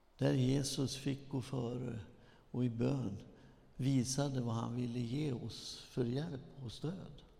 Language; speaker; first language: Swedish; native; Swedish